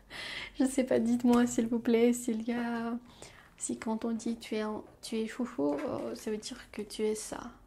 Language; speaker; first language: French; non-native, fluent; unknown